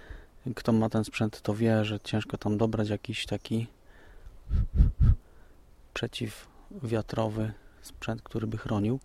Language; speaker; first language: Polish; native; Polish